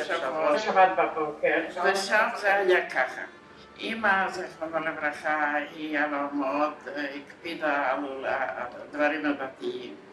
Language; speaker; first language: Hebrew; non-native, fluent; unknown